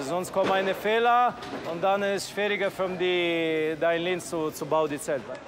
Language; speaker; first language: German; non-native, learner; Italian